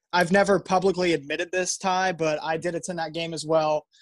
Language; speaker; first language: English; native; English